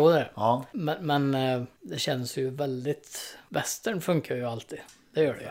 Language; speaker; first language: Swedish; native; Swedish